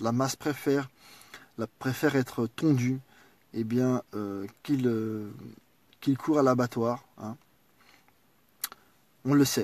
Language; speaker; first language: French; native; French